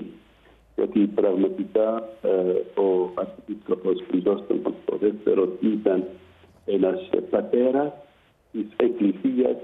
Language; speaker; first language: Greek; non-native, fluent; Arabic